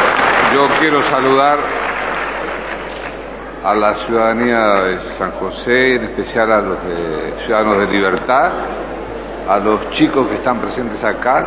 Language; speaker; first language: Spanish; native; Spanish